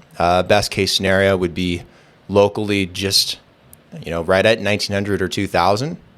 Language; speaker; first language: English; native; English